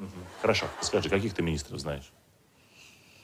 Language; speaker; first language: Russian; native; Russian